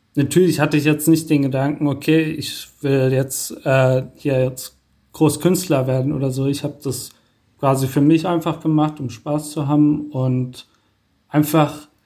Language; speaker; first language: German; native; German